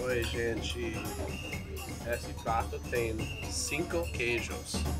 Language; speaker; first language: Portuguese; non-native, learner; English